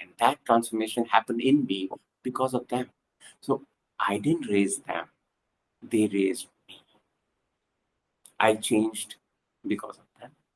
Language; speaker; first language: English; non-native, local second language; Punjabi